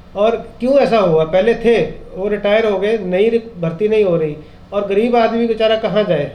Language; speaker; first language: Hindi; non-native, local second language; Punjabi